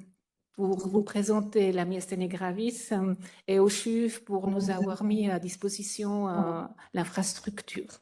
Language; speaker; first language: French; non-native, fluent; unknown